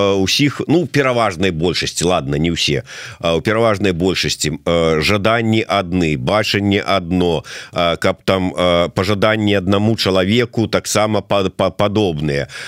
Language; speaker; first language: Belarusian; non-native, local second language; Russian